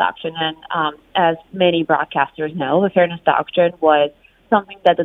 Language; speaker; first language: English; non-native, fluent; Russian